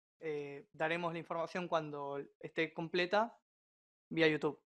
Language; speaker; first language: Spanish; native; Spanish